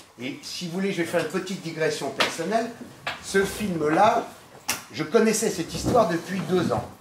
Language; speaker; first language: French; native; French